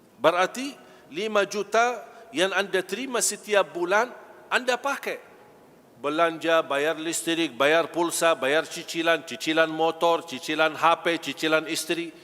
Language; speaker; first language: Malay; non-native, fluent; Arabic